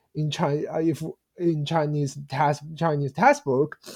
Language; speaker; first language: English; non-native, fluent; Chinese